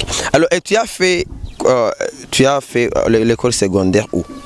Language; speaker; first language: French; non-native, local second language; Rundi